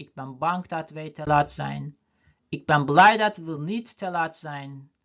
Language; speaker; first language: Dutch; non-native, learner; Turkish